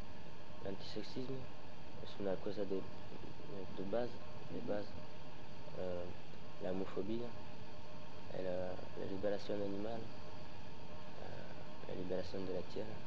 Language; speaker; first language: Spanish; non-native, learner; French